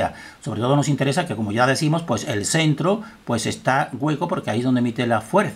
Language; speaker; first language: Spanish; native; Spanish